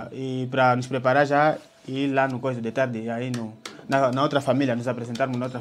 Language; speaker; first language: Portuguese; non-native, learner; Vietnamese